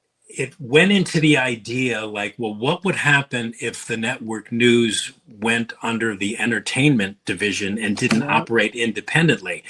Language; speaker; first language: English; native; English